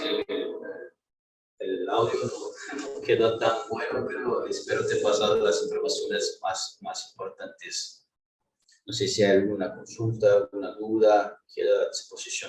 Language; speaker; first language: Spanish; non-native, fluent; Portuguese